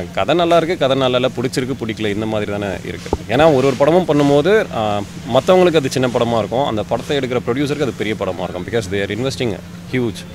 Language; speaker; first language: Tamil; native; Tamil